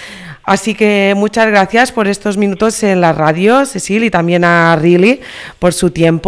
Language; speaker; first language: Spanish; non-native, local second language; Catalan